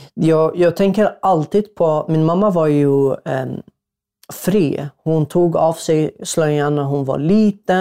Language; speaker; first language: Swedish; non-native, fluent; Arabic